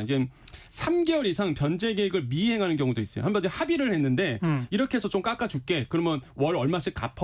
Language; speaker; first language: Korean; native; Korean